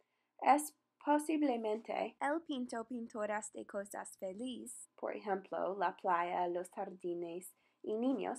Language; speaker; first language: Spanish; non-native, learner; English